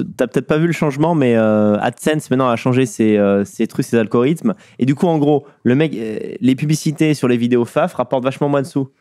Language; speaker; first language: French; native; French